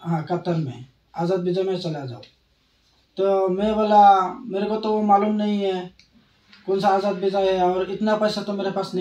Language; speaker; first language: Hindi; non-native, local second language; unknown